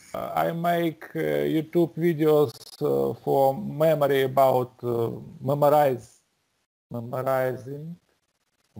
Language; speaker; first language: English; non-native, learner; Russian